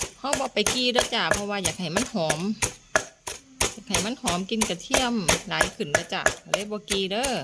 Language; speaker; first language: Thai; non-native, local second language; Northeastern Thai